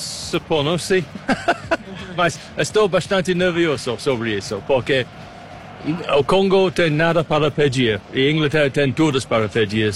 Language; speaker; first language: Portuguese; non-native, learner; English